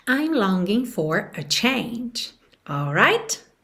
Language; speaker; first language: English; non-native, fluent; Portuguese